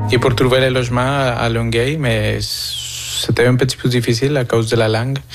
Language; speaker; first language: French; non-native, fluent; Spanish